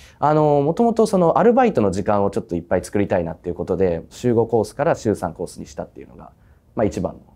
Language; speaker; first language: Japanese; native; Japanese